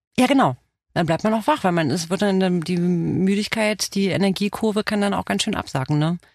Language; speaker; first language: German; early bilingual, other home language; Romanian